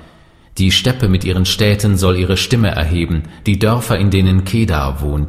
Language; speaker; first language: German; native; German